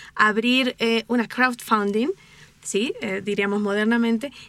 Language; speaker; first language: Spanish; native; Spanish